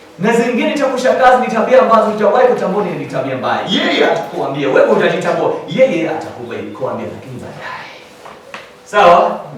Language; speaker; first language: Swahili; non-native, fluent; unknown